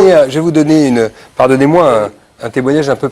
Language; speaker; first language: French; native; French